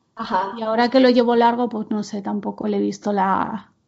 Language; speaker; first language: Spanish; non-native, local second language; Catalan